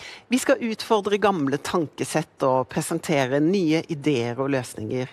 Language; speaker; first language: Norwegian; native; Norwegian